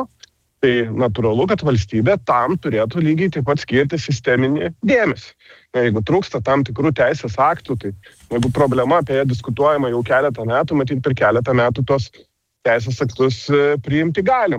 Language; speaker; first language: Lithuanian; native; Lithuanian